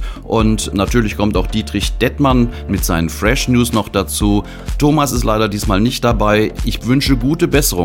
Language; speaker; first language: German; native; German